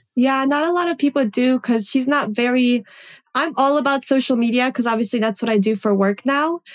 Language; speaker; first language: English; early bilingual, other home language; Polish